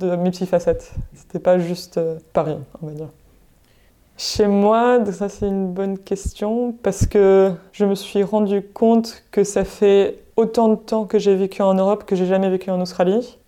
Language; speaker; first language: French; non-native, local second language; English